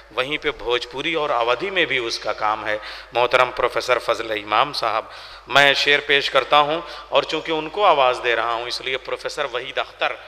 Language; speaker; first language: Urdu; native; Urdu